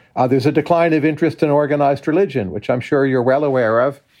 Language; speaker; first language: English; native; English